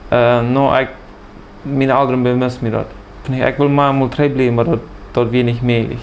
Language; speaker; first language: German; early bilingual, heritage; Plautdietsch